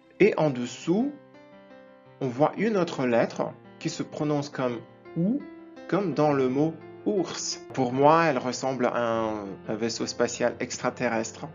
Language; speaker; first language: French; non-native, fluent; Ukrainian